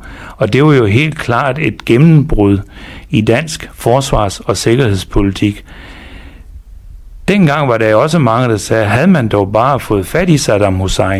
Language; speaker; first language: Danish; native; Danish